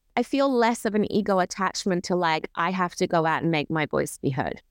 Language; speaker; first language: English; native; English